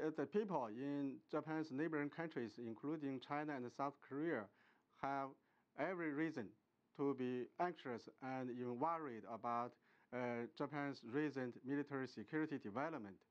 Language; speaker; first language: English; non-native, fluent; Chinese